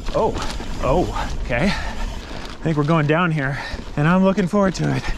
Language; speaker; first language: English; native; English